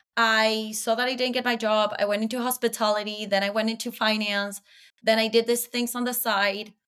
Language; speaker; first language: English; non-native, fluent; Spanish